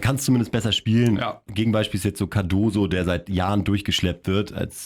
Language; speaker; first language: German; native; German